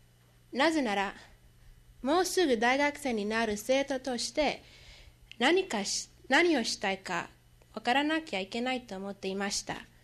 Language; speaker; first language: Japanese; non-native, learner; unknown